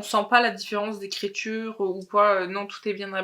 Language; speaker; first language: French; native; French